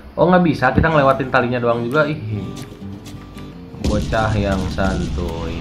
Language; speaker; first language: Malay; non-native, local second language; Sundanese